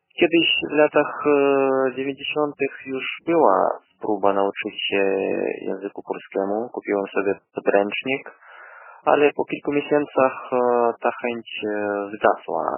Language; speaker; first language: Polish; non-native, learner; Russian